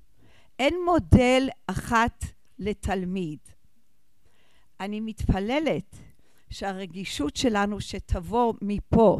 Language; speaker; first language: Hebrew; non-native, fluent; English